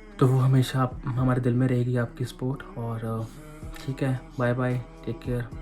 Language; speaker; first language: Hindi; non-native, local second language; Punjabi